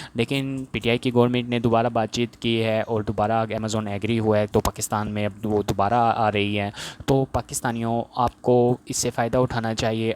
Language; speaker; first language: Urdu; non-native, local second language; Punjabi